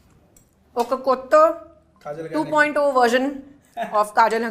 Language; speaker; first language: Telugu; non-native, learner; Hindi